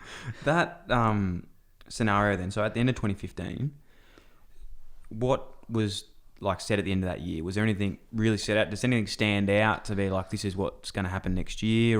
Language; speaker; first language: English; native; English